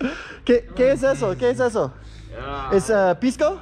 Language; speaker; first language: Spanish; non-native, learner; English